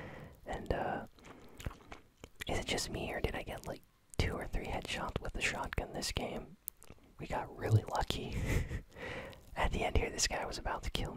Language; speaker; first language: English; native; English